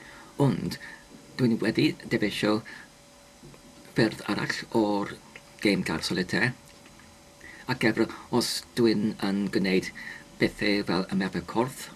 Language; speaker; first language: Welsh; non-native, learner; English